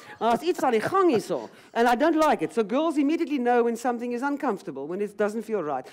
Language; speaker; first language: English; native; English